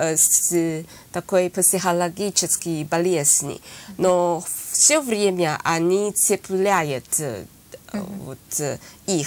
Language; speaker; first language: Russian; non-native, learner; Chinese